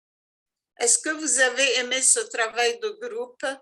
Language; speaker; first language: French; non-native, local second language; Arabic